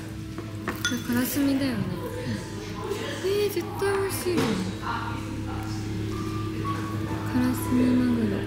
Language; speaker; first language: Japanese; native; Japanese